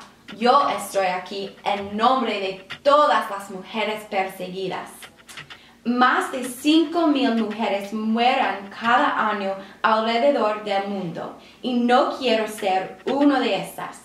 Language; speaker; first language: Spanish; non-native, learner; English